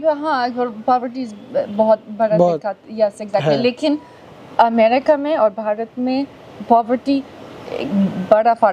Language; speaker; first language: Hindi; non-native, learner; English